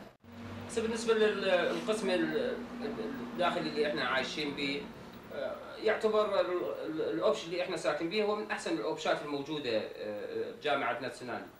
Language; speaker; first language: Arabic; native; Arabic